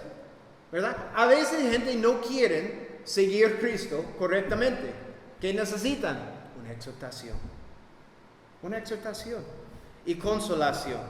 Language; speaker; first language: Spanish; non-native, fluent; English